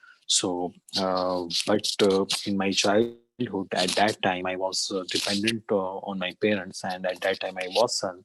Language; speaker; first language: English; non-native, learner; Urdu